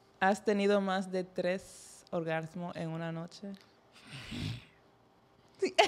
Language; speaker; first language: Spanish; native; Spanish